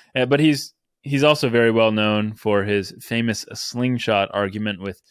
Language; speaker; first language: English; native; English